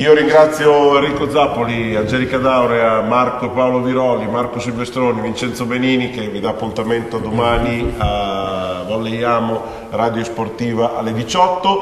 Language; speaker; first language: Italian; native; Italian